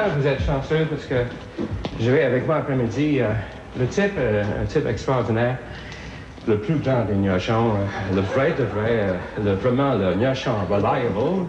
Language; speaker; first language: French; non-native, fluent; English